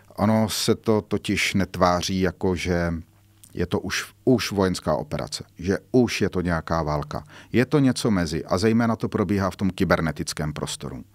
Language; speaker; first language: Czech; native; Czech